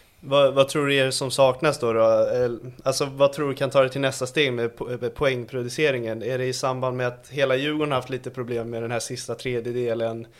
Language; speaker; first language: Swedish; native; Swedish